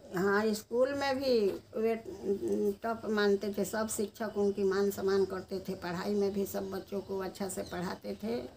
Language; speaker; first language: Hindi; native; Hindi